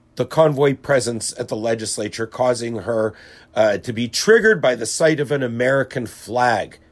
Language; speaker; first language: English; native; English